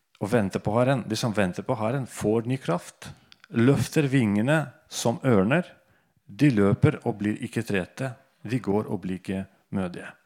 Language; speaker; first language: Norwegian; non-native, fluent; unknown